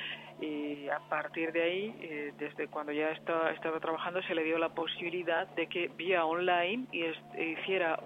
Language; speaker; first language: Spanish; native; Spanish